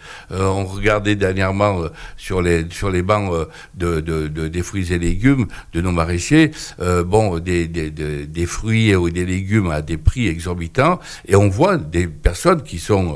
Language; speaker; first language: French; native; French